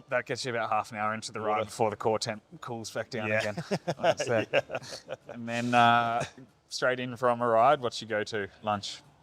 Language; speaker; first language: English; native; English